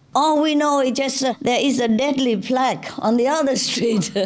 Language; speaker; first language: English; non-native, fluent; Vietnamese